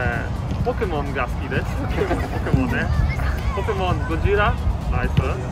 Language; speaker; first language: Japanese; non-native, learner; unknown